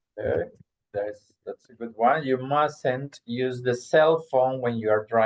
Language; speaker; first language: English; non-native, fluent; Spanish